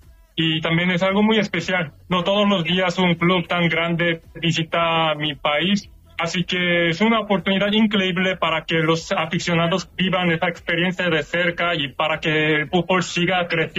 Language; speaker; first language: Spanish; non-native, fluent; Korean